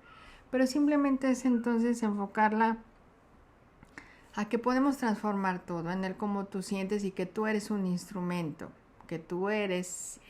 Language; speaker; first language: Spanish; native; Spanish